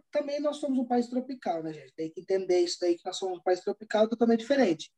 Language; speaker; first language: Portuguese; native; Portuguese